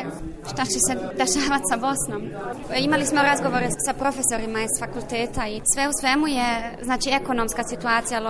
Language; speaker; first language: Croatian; early bilingual, heritage; Bosnian